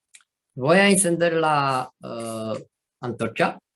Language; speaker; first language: Spanish; non-native, fluent; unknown